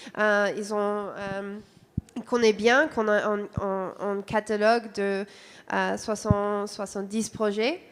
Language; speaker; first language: French; non-native, fluent; English